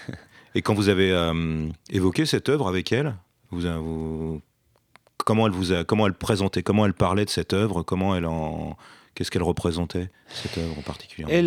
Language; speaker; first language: French; native; French